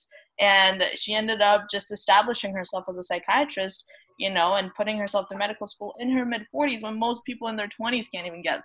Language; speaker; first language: English; non-native, fluent; Romanian